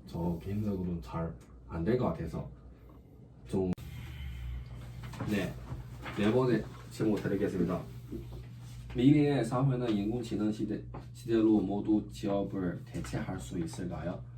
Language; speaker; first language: Korean; non-native, learner; Chinese